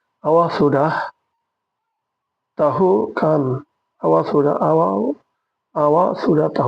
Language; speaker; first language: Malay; non-native, fluent; Bangla